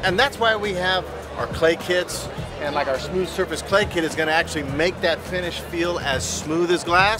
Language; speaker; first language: English; native; English